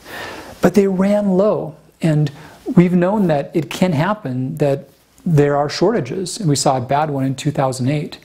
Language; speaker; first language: English; native; English